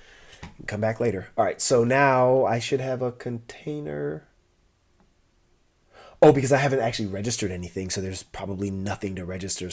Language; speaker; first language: English; native; English